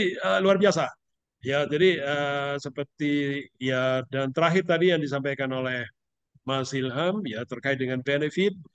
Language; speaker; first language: Indonesian; native; Indonesian